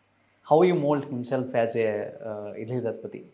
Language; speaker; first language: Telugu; native; Telugu